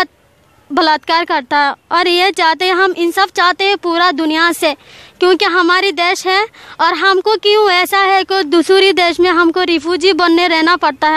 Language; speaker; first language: Hindi; non-native, learner; Rohingya